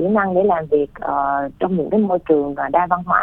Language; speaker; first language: Vietnamese; early bilingual, heritage; Vietnamese